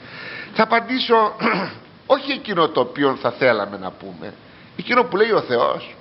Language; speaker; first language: Greek; native; Greek